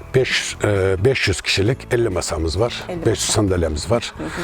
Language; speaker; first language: Turkish; native; Turkish